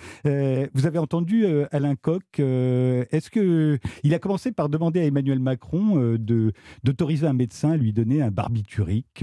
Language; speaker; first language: French; native; French